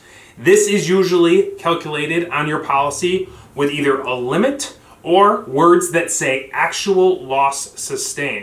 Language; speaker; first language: English; native; English